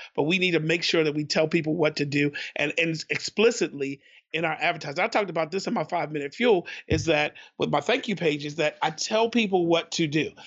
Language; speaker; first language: English; native; English